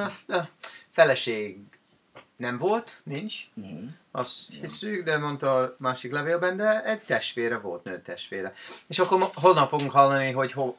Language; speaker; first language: Hungarian; non-native, learner; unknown